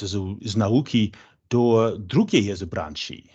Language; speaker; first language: Polish; non-native, fluent; English